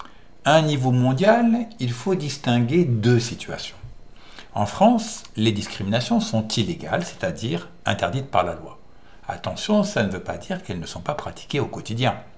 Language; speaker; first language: French; native; French